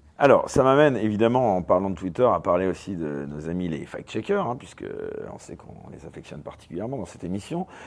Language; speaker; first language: French; native; French